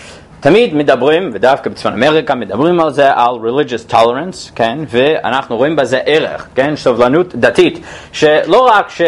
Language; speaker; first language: Hebrew; non-native, fluent; English